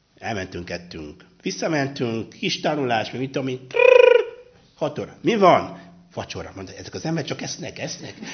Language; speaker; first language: Hungarian; non-native, fluent; Luba-Lulua